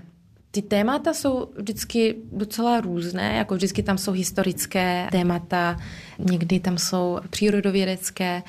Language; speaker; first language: Czech; early bilingual, heritage; Czech